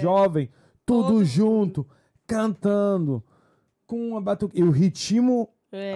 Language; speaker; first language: Portuguese; non-native, fluent; French